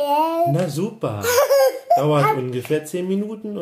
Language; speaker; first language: German; native; German